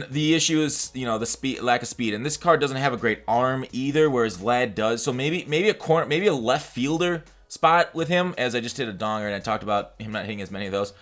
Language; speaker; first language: English; native; English